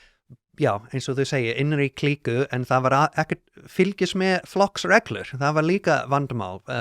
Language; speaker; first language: Icelandic; non-native, learner; English